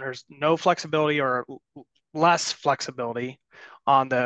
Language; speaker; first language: English; native; English